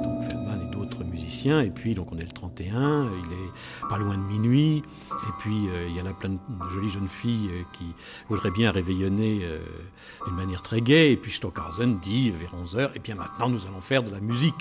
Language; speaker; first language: French; native; French